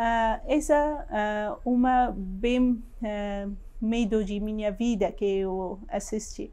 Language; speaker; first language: Portuguese; non-native, learner; Persian